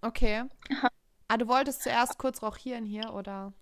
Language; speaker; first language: German; native; German